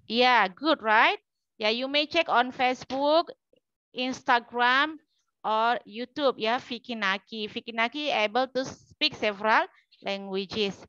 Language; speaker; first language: English; non-native, learner; Indonesian